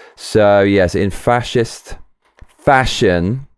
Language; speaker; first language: English; native; English